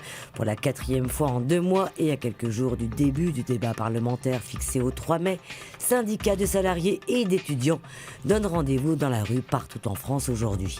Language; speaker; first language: French; native; French